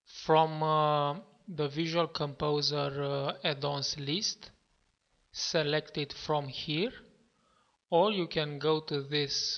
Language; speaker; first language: English; non-native, fluent; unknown